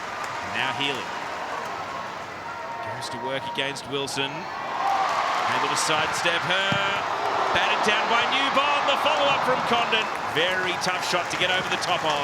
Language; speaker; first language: English; native; English